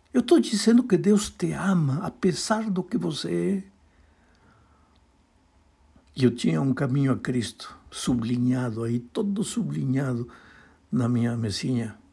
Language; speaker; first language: Portuguese; non-native, fluent; Spanish